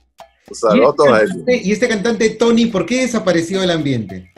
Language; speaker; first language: Spanish; native; Spanish